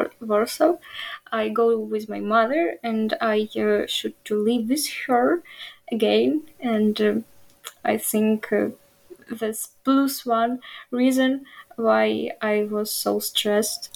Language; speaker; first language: English; non-native, learner; Ukrainian